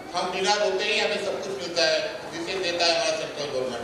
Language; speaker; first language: Hindi; non-native, local second language; Tamil